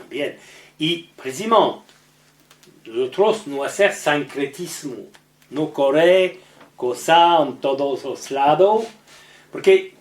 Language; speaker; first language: Spanish; non-native, learner; French